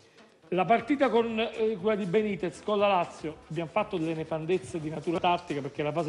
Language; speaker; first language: Italian; native; Italian